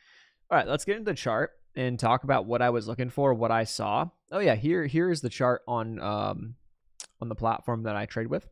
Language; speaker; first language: English; native; English